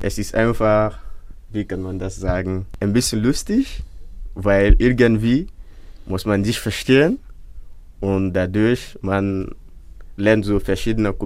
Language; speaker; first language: German; non-native, fluent; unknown